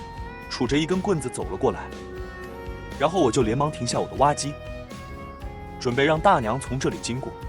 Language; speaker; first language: Chinese; native; Chinese